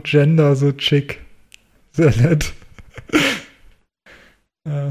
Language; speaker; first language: German; native; German